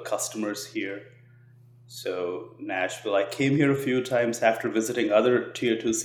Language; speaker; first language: English; non-native, local second language; Telugu